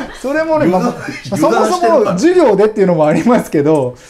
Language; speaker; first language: Japanese; native; Japanese